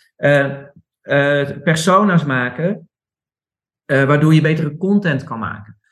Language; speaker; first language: Dutch; native; Dutch